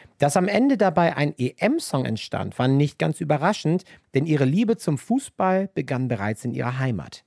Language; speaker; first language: German; native; German